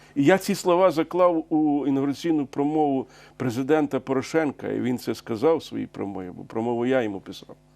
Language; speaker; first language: Ukrainian; native; Ukrainian